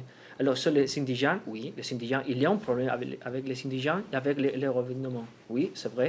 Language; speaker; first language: French; non-native, fluent; Spanish